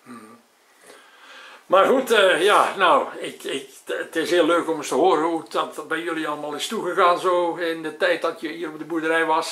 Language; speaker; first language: Dutch; native; Dutch